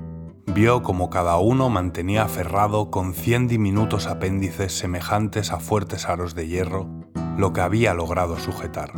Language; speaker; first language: Spanish; native; Spanish